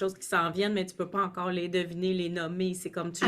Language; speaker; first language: French; native; French